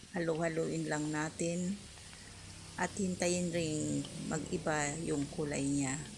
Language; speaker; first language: Filipino; non-native, local second language; Iloko